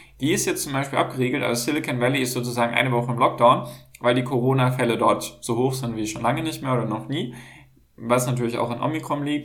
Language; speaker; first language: German; native; German